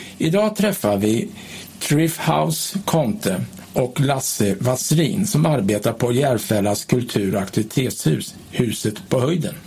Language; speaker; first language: Swedish; native; Swedish